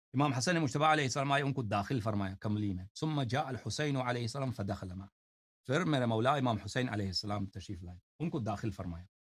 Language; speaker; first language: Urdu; non-native, fluent; Persian